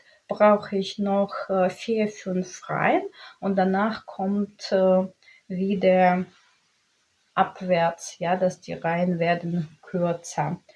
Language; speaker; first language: German; non-native, learner; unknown